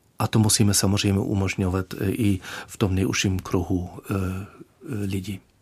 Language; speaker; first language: Czech; non-native, fluent; German